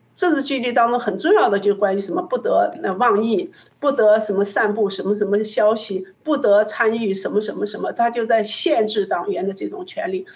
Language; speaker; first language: Chinese; native; Chinese